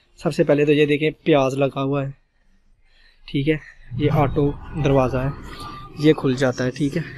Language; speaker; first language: Urdu; non-native, local second language; Punjabi